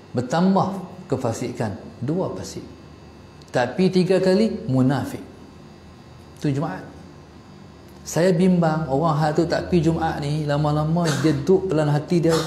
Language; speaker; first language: Malay; native; Malay